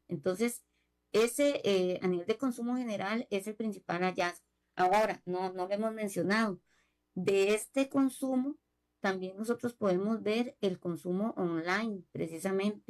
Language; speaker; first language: Spanish; native; Spanish